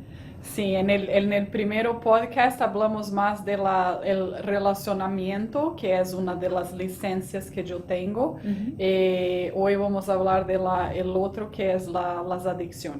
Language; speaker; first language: Spanish; non-native, fluent; Portuguese